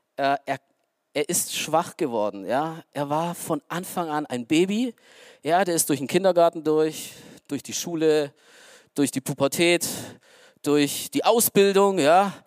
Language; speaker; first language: German; early bilingual, other home language; Romanian